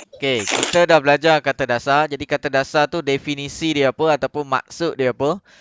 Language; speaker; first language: Malay; native; Malay